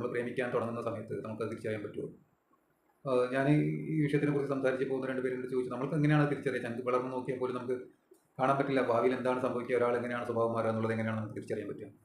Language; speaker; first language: Malayalam; native; Malayalam